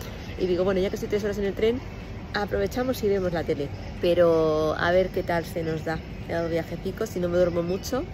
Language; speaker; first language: Spanish; native; Spanish